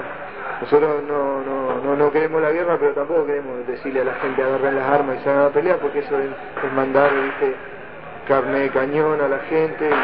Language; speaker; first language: Spanish; native; Spanish